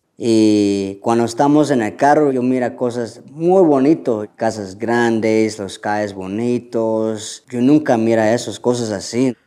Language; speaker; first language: Spanish; early bilingual, heritage; Spanish